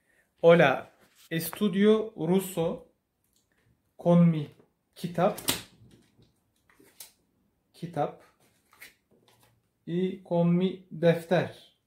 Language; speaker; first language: Spanish; non-native, learner; Turkish